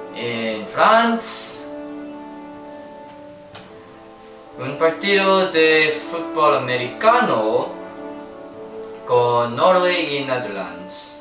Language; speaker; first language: Spanish; non-native, learner; English